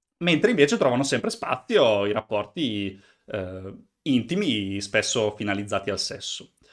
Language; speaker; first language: Italian; native; Italian